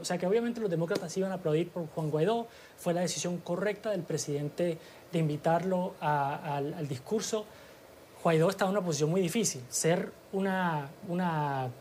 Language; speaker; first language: Spanish; early bilingual, heritage; Spanish